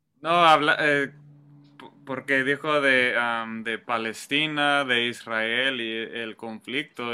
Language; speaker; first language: Spanish; non-native, fluent; English